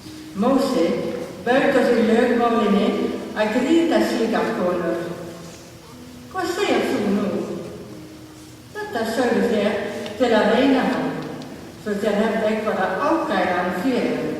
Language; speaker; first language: Icelandic; non-native, learner; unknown